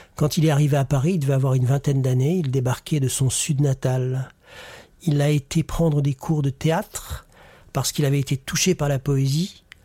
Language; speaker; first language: French; native; French